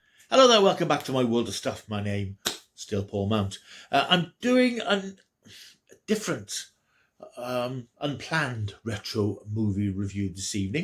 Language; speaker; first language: English; native; English